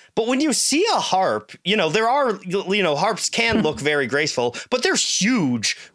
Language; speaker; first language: English; native; English